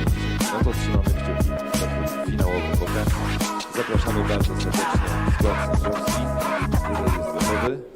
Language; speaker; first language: Polish; native; Polish